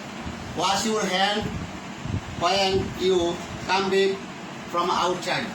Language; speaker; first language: English; non-native, fluent; Bangla